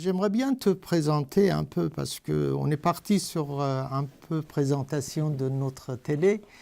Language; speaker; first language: French; non-native, fluent; Persian